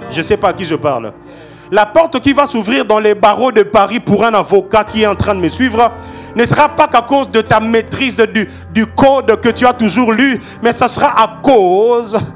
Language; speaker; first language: French; non-native, local second language; Lingala